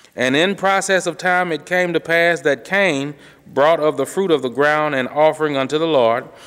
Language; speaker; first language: English; native; English